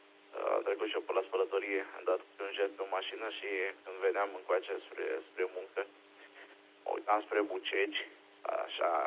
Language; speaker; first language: Romanian; native; Romanian